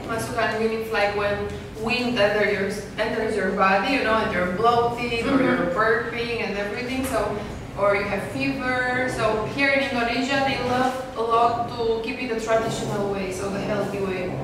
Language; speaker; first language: English; non-native, fluent; Romanian